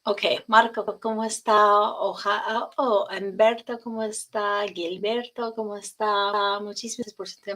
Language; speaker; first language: Spanish; non-native, learner; English